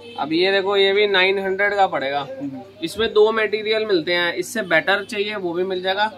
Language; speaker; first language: Hindi; native; Hindi